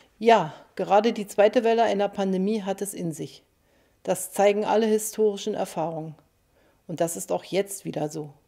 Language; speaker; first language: German; native; German